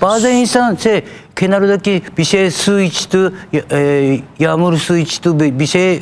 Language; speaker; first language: Turkish; non-native, learner; Japanese